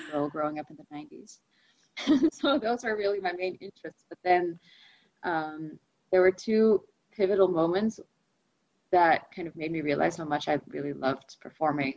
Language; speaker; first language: English; non-native, fluent; Russian